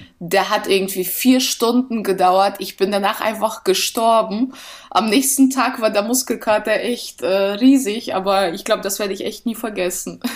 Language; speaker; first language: German; early bilingual, other home language; Russian